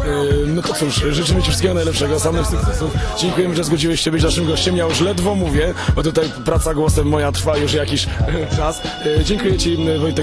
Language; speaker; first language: Polish; native; Polish